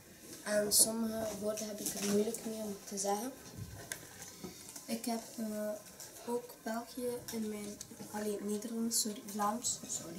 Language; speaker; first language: Dutch; early bilingual, other home language; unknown